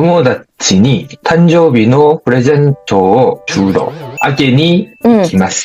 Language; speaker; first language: Japanese; non-native, learner; Korean